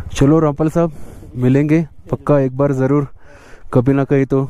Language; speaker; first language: Hindi; non-native, local second language; Marathi